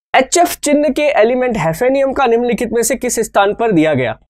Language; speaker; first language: Hindi; native; Hindi